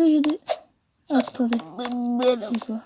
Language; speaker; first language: French; native; French